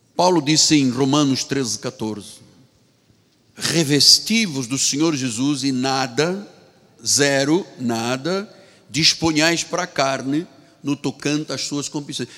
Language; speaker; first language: Portuguese; native; Portuguese